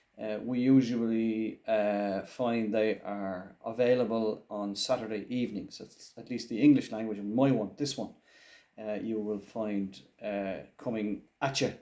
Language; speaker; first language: English; native; English